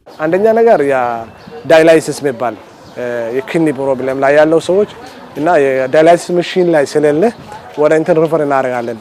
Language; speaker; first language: Amharic; non-native, local second language; Somali